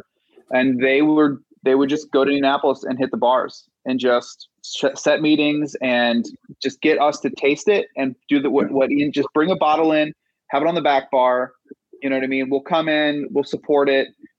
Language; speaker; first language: English; native; English